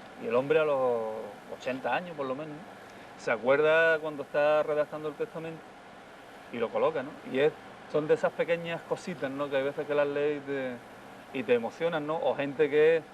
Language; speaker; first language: Spanish; native; Spanish